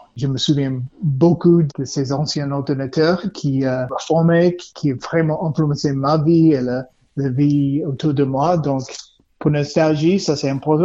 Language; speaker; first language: French; non-native, learner; English